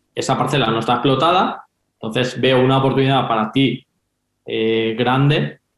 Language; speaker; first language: Spanish; native; Spanish